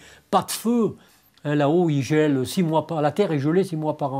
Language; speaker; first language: French; native; French